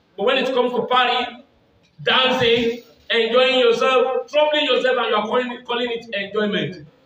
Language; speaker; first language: English; non-native, local second language; Yoruba